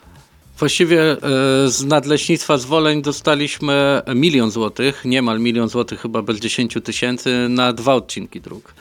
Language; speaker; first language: Polish; native; Polish